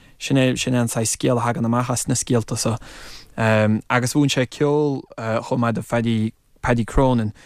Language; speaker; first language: Irish; non-native, fluent; English